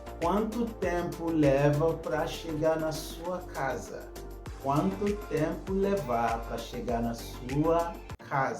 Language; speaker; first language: Portuguese; non-native, fluent; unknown